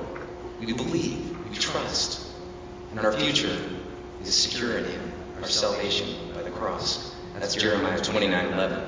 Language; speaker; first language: English; native; English